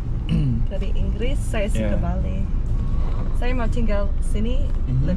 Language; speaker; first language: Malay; non-native, learner; English